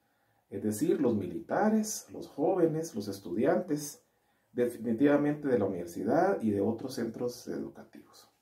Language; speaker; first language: Spanish; native; Spanish